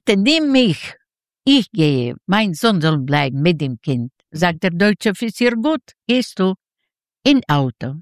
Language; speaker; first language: German; non-native, learner; Yiddish